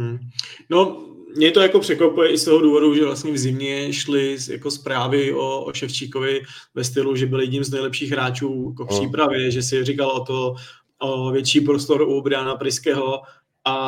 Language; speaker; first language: Czech; native; Czech